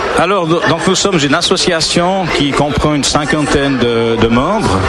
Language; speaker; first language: French; native; French